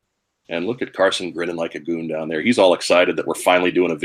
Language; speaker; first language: English; native; English